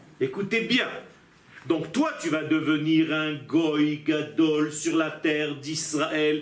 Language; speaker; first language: French; non-native, fluent; Hebrew